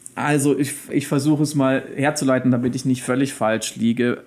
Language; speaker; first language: German; native; German